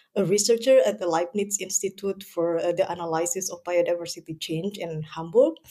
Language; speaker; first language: English; non-native, fluent; Indonesian